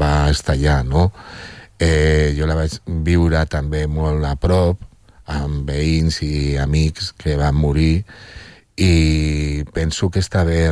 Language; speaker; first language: Catalan; non-native, local second language; Spanish